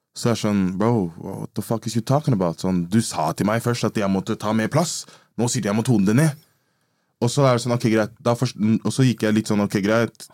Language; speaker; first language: Norwegian; early bilingual, other home language; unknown